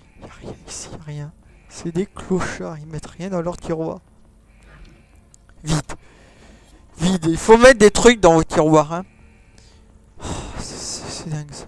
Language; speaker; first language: French; native; French